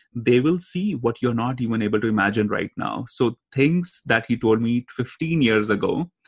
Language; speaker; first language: English; non-native, local second language; Hindi